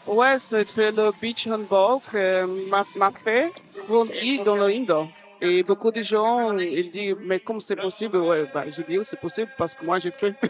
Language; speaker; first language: French; non-native, fluent; Portuguese